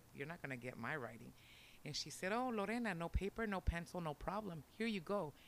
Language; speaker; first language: English; early bilingual, other home language; Spanish